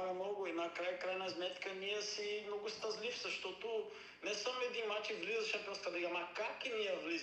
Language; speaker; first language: Bulgarian; non-native, learner; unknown